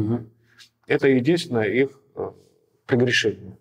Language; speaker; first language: Russian; native; Russian